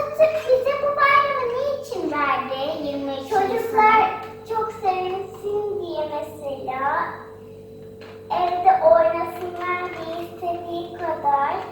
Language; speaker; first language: Turkish; early bilingual, heritage; Turkish